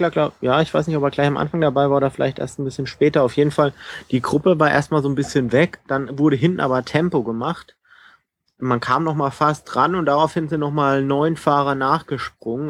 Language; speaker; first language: German; native; German